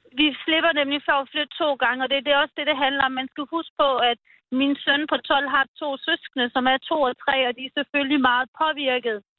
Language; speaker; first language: Danish; early bilingual, other home language; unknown